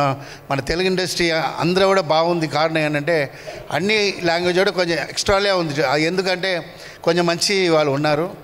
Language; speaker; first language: Telugu; non-native, learner; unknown